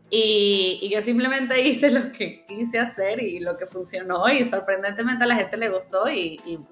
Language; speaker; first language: Spanish; native; Spanish